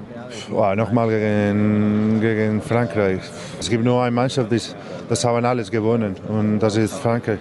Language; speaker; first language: German; non-native, learner; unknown